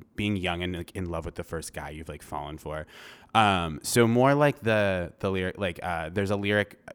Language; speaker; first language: English; native; English